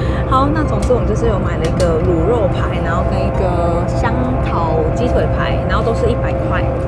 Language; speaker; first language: Chinese; native; Chinese